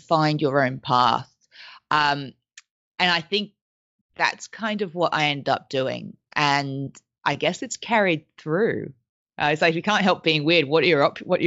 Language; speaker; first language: English; non-native, local second language; French